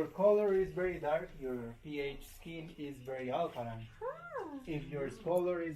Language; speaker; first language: English; non-native, learner; Spanish